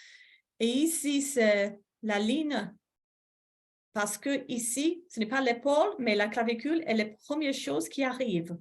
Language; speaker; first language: French; non-native, fluent; English